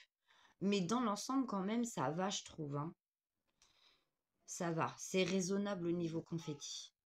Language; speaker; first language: French; native; French